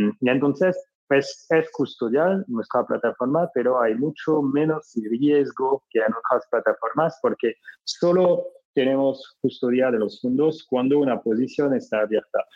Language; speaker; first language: Spanish; non-native, learner; French